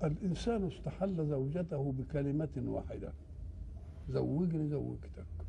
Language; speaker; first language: Arabic; native; Arabic